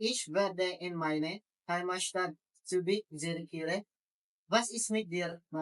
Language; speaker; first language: German; non-native, learner; Filipino